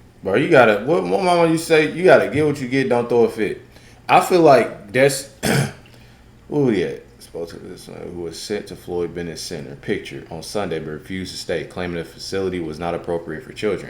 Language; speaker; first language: English; native; English